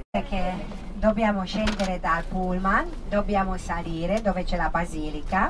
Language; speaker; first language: Italian; non-native, fluent; Hungarian